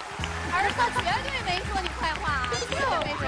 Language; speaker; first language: Chinese; native; Chinese